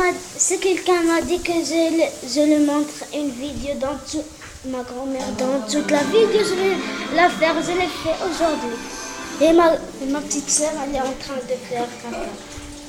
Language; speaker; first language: French; non-native, learner; Arabic